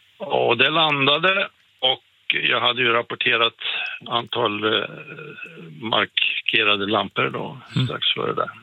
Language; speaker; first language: Swedish; native; Swedish